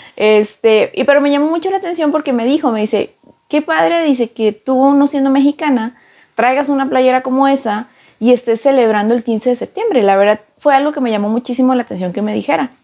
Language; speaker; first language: Spanish; native; Spanish